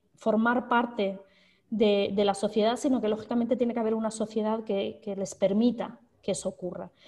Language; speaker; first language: Spanish; native; Spanish